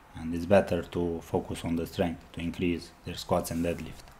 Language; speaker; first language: English; non-native, learner; Romanian